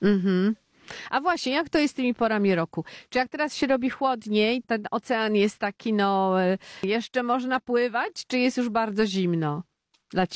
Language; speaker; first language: Polish; native; Polish